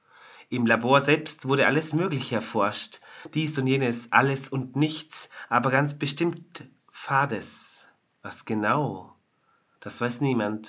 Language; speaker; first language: German; native; German